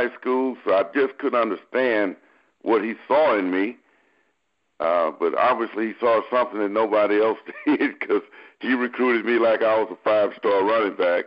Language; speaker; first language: English; native; English